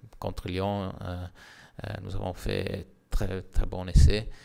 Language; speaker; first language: French; non-native, learner; Italian